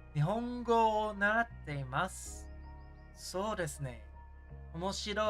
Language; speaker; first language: Japanese; non-native, learner; English